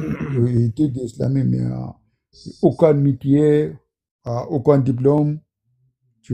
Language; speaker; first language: French; non-native, learner; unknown